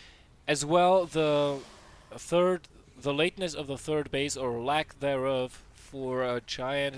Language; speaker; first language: English; non-native, fluent; Dutch